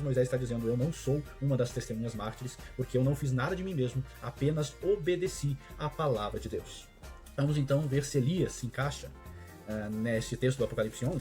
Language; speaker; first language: Portuguese; native; Portuguese